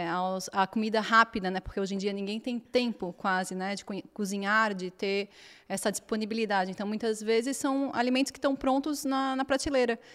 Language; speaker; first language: Portuguese; native; Portuguese